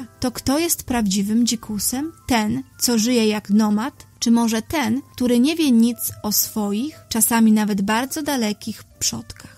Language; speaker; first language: Polish; native; Polish